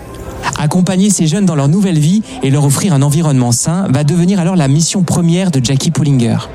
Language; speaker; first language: French; native; French